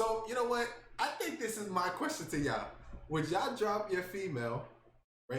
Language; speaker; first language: English; native; English